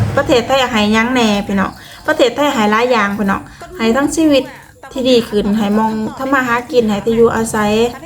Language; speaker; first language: Thai; native; Thai